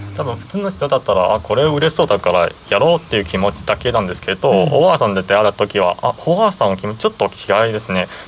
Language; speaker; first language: Japanese; non-native, fluent; Chinese